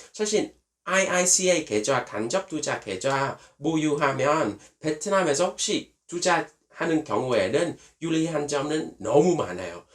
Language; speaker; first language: Korean; non-native, fluent; Vietnamese